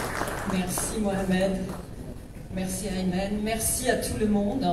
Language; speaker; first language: French; non-native, fluent; Swedish